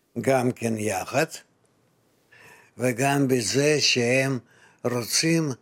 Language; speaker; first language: Hebrew; non-native, fluent; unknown